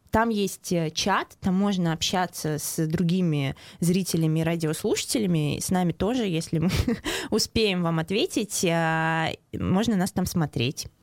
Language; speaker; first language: Russian; native; Russian